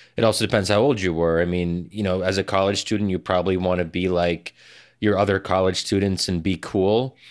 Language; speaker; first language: English; early bilingual, other home language; Arabic